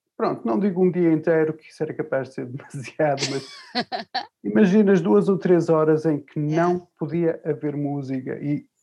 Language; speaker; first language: Portuguese; early bilingual, other home language; English